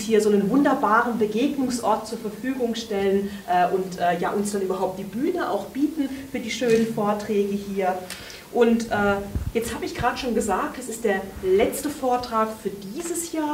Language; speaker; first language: German; native; German